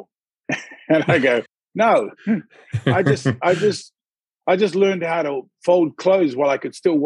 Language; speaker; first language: English; native; English